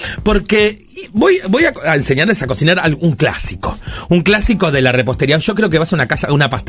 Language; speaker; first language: Spanish; native; Spanish